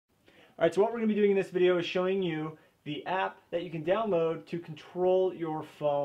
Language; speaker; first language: English; native; English